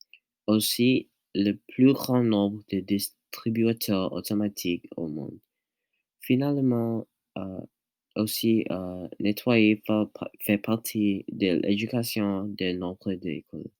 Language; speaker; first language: French; non-native, learner; English